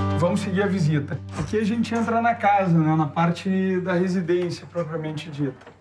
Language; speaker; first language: Portuguese; native; Portuguese